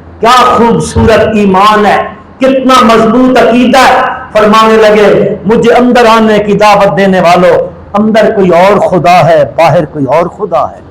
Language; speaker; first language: Urdu; non-native, local second language; Punjabi